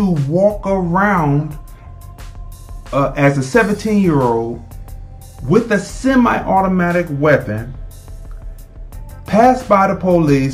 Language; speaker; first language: English; native; English